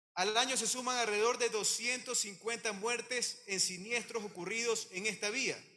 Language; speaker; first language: Spanish; native; Spanish